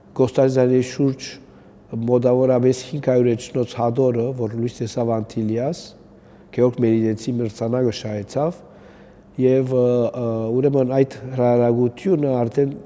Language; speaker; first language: Armenian; early bilingual, heritage; Armenian